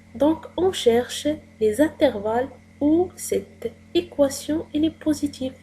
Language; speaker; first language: French; non-native, local second language; Arabic